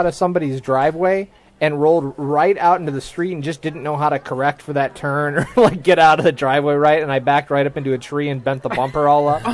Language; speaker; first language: English; native; English